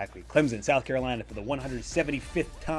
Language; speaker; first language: English; native; English